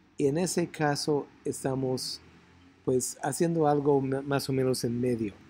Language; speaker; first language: Spanish; non-native, fluent; English